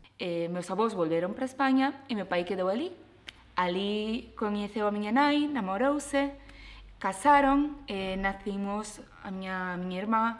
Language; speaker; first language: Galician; early bilingual, other home language; Portuguese